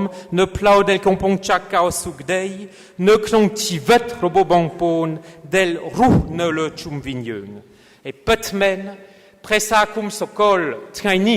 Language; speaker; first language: Khmer; non-native, fluent; French